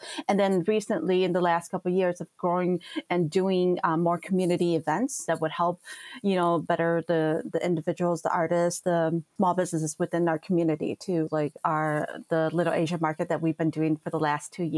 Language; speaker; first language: English; native; English